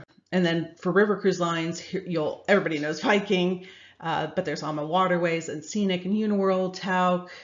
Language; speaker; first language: English; native; English